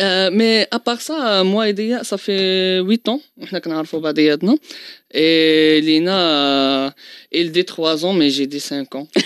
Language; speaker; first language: French; non-native, local second language; Arabic